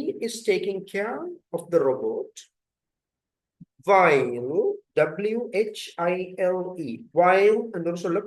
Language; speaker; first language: English; non-native, fluent; Tamil